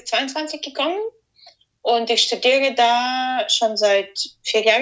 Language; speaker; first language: German; non-native, fluent; Ukrainian